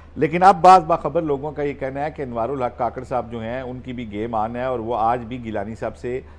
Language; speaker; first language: Urdu; native; Urdu